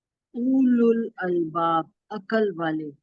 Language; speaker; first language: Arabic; non-native, learner; Urdu